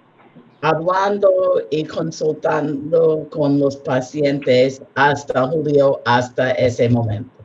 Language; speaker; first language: Spanish; non-native, learner; English